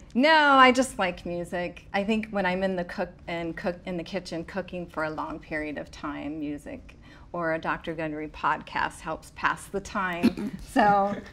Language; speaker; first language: English; native; English